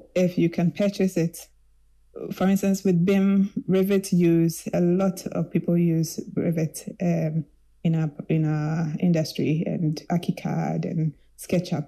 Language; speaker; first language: English; non-native, local second language; Akan